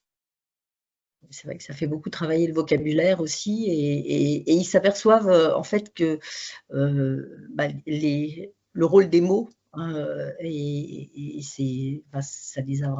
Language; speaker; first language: French; native; French